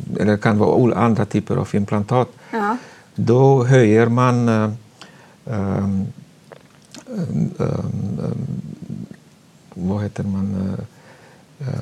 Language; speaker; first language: Swedish; non-native, fluent; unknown